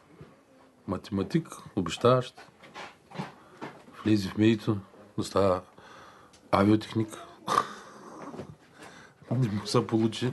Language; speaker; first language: Bulgarian; native; Bulgarian